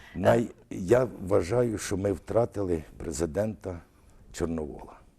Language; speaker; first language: Ukrainian; early bilingual, other home language; Russian